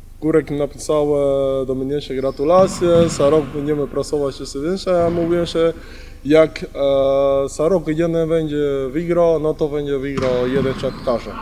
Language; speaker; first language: Polish; non-native, learner; Spanish